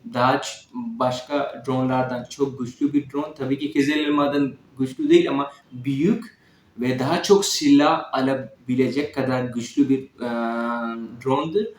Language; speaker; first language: Turkish; non-native, learner; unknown